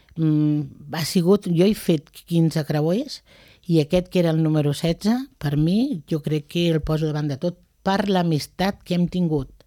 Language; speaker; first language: Catalan; non-native, local second language; Spanish